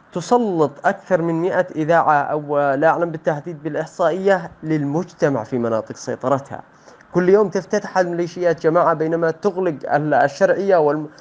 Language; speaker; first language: Arabic; native; Arabic